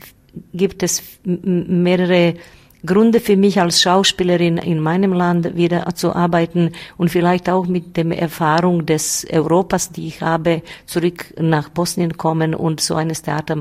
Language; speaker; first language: German; non-native, learner; Bosnian